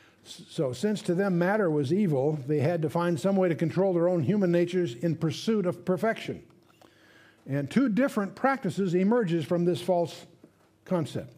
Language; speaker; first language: English; native; English